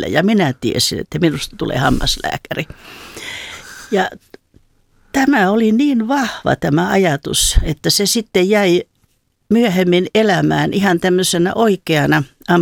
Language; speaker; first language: Finnish; native; Finnish